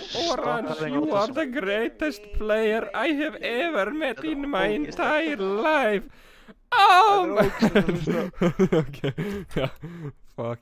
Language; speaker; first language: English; non-native, fluent; Icelandic